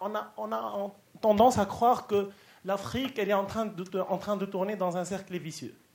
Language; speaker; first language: French; non-native, local second language; Arabic